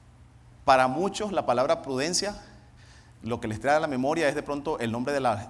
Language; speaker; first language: Spanish; native; Spanish